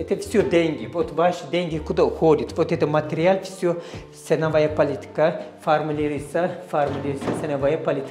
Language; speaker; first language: Russian; non-native, learner; Turkish